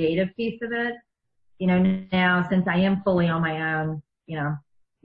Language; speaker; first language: English; native; English